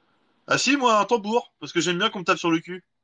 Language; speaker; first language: French; native; French